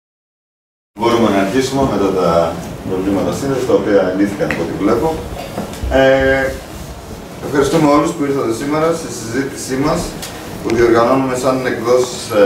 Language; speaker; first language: Greek; native; Greek